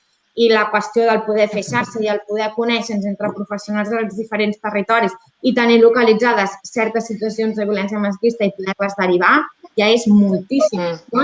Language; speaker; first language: Catalan; native; Catalan